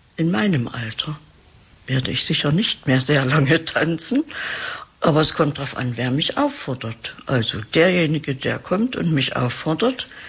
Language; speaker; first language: German; native; German